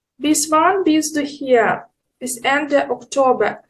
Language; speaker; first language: German; non-native, learner; Ukrainian